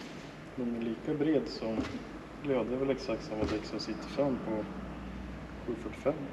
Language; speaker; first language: Swedish; native; Swedish